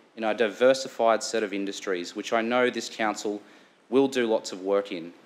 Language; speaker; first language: English; native; English